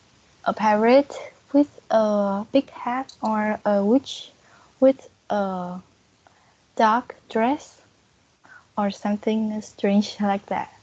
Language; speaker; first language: English; non-native, learner; Vietnamese